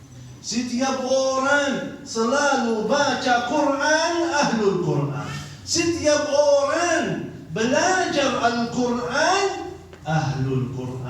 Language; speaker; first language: Indonesian; non-native, fluent; Arabic